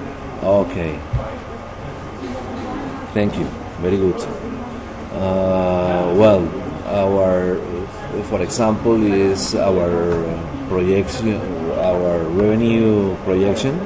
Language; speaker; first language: English; non-native, learner; Spanish